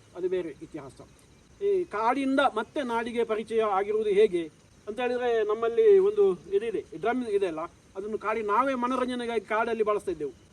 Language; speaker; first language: Kannada; non-native, local second language; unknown